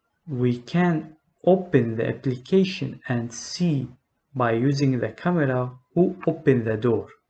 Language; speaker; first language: English; non-native, learner; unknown